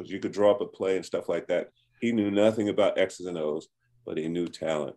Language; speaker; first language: English; native; English